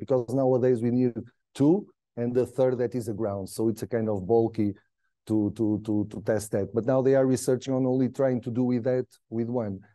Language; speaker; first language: English; non-native, fluent; Portuguese